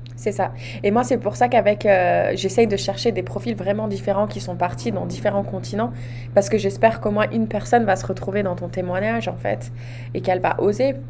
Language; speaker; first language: French; native; French